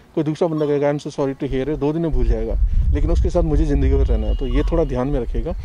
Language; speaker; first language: Hindi; native; Hindi